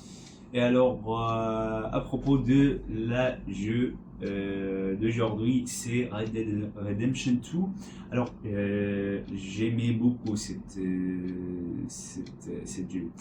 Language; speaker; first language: French; non-native, learner; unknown